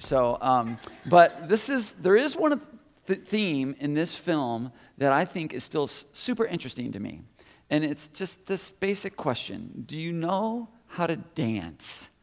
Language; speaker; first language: English; native; English